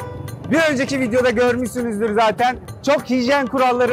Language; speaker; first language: Turkish; native; Turkish